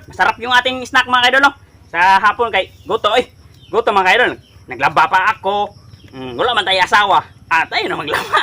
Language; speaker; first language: Filipino; non-native, local second language; Cebuano